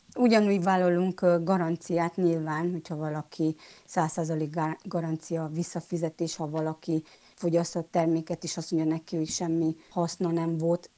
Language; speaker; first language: Hungarian; non-native, local second language; Romanian